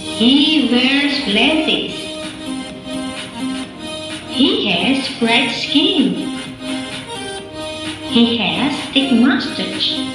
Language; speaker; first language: English; non-native, learner; Indonesian